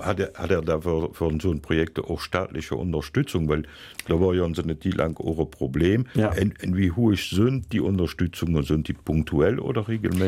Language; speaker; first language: German; native; German